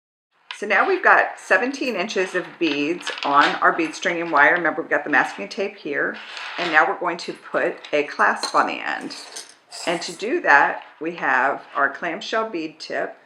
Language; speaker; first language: English; native; English